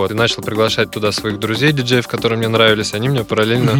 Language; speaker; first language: Russian; native; Russian